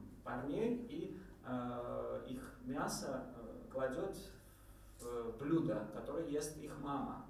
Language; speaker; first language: Czech; non-native, learner; Georgian